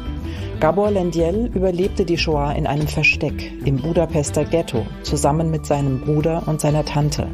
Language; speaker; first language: German; native; German